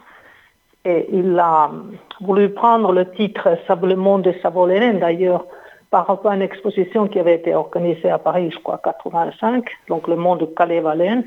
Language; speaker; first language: French; non-native, fluent; Finnish